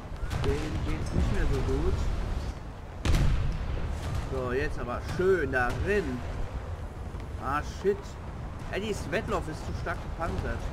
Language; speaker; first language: German; native; German